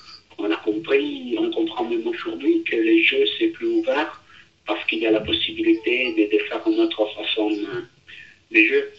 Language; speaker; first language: French; non-native, fluent; Italian